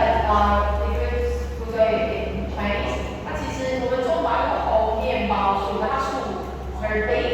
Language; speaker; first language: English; non-native, learner; Chinese